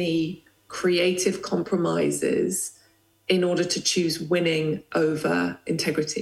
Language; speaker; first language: English; native; English